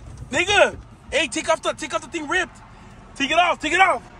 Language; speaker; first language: English; early bilingual, other home language; Spanish